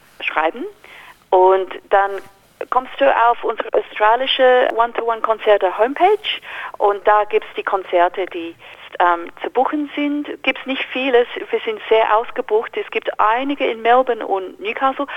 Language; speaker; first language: German; non-native, learner; English